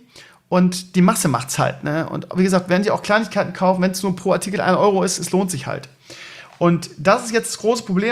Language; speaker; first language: German; native; German